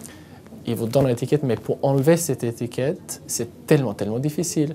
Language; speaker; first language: French; non-native, fluent; Serbian